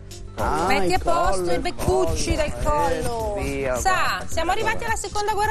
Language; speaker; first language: Italian; native; Italian